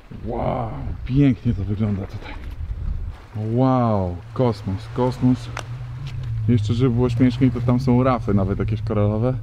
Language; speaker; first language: Polish; native; Polish